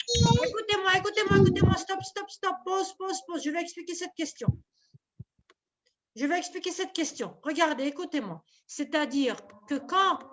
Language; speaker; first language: French; non-native, local second language; Arabic